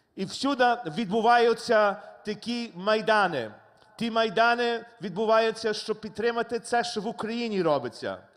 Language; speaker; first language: Ukrainian; native; Ukrainian